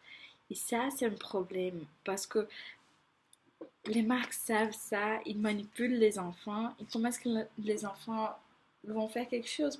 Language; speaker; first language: French; non-native, fluent; Portuguese